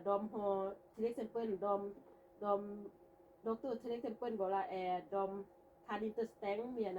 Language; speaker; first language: Swedish; non-native, learner; Thai